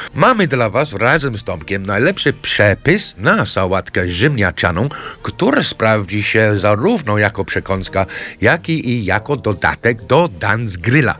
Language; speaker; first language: Polish; non-native, fluent; English